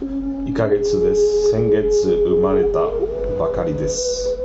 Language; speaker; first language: Japanese; non-native, learner; Catalan